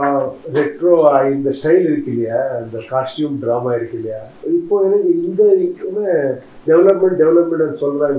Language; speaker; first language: Tamil; non-native, learner; Kannada